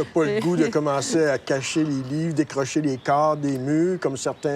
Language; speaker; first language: French; native; French